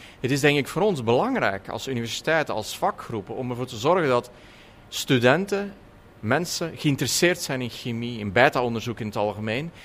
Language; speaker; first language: Dutch; native; Dutch